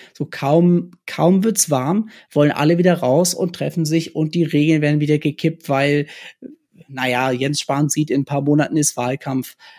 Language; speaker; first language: German; early bilingual, other home language; English